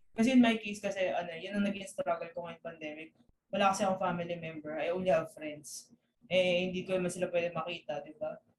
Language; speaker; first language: Filipino; native; Filipino